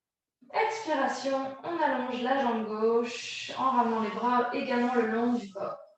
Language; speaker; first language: French; native; French